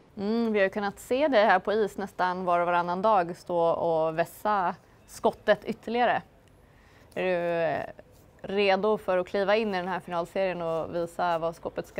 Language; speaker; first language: Swedish; native; Swedish